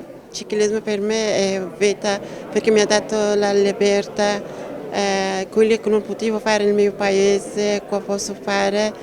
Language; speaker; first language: Italian; non-native, learner; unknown